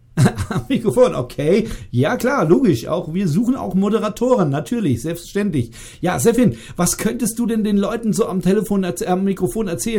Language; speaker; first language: German; native; German